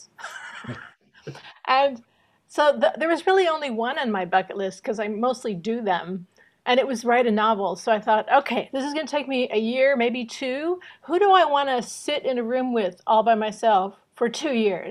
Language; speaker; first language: English; native; English